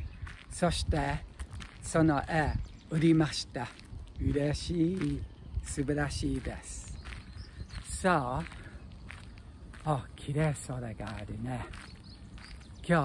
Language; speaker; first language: Japanese; non-native, learner; English